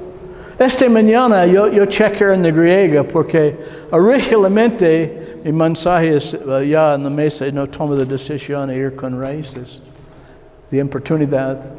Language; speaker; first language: Spanish; non-native, learner; English